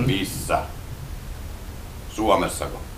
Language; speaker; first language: Finnish; native; Finnish